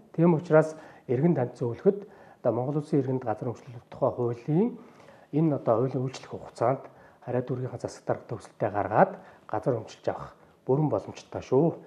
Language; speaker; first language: Mongolian; native; Mongolian